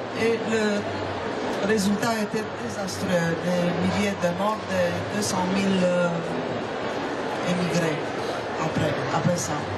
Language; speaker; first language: French; non-native, fluent; Romanian